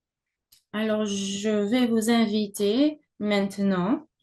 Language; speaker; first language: French; non-native, fluent; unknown